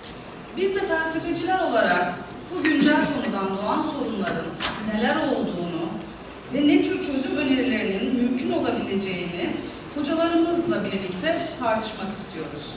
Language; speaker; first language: Turkish; native; Turkish